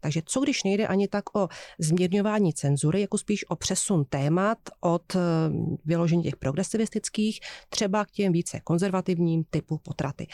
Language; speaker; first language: Czech; native; Czech